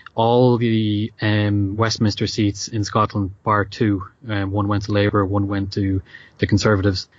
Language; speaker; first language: English; native; English